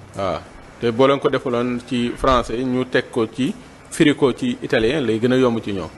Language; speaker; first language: Wolof; native; Wolof